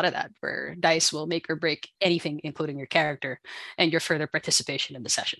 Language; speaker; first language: English; non-native, local second language; Filipino